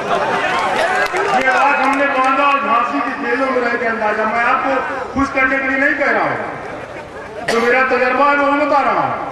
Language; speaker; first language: Hindi; native; Hindi